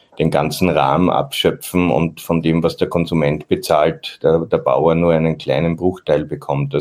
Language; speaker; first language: German; native; German